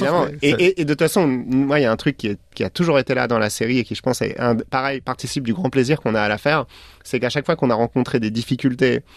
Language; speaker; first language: French; native; French